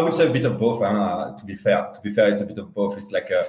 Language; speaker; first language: English; non-native, fluent; French